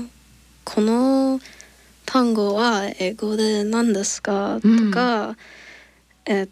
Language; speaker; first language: Japanese; non-native, learner; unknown